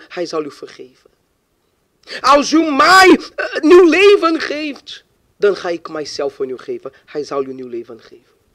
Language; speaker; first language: Dutch; non-native, fluent; Portuguese